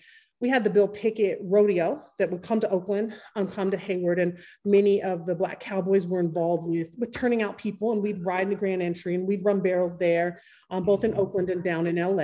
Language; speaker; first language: English; native; English